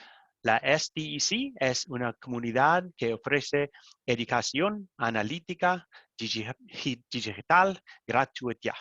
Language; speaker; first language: Spanish; non-native, learner; English